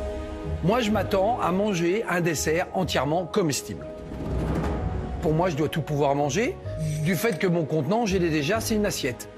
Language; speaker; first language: French; native; French